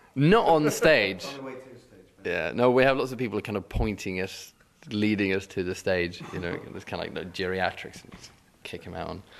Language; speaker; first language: English; non-native, fluent; Swedish